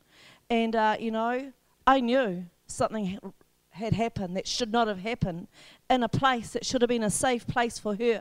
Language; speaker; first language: English; native; English